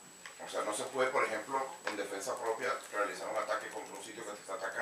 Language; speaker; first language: Spanish; native; Spanish